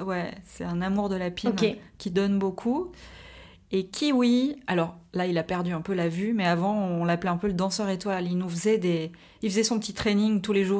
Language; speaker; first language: French; native; French